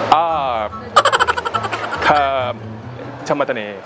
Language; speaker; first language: Japanese; non-native, learner; Indonesian